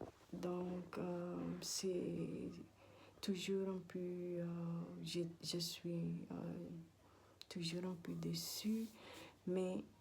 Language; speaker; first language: French; non-native, learner; Dutch